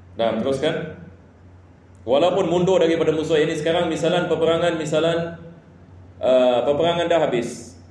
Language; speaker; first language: Malay; non-native, fluent; Arabic